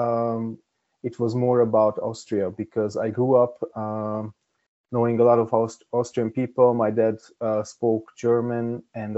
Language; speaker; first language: English; non-native, fluent; Hungarian